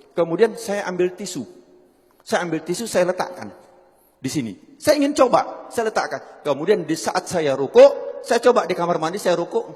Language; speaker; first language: Indonesian; native; Indonesian